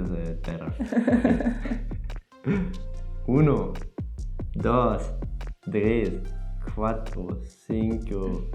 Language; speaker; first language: English; non-native, fluent; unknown